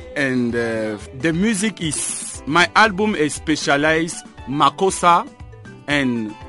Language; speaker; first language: English; non-native, local second language; French